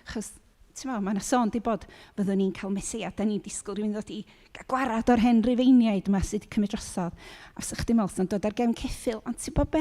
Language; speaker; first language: Welsh; native; Welsh